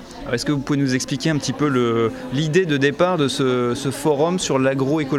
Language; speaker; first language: French; native; French